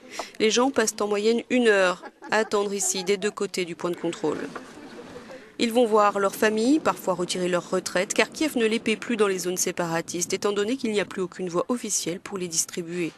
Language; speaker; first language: French; native; French